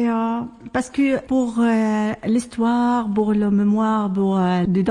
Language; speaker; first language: French; non-native, learner; Arabic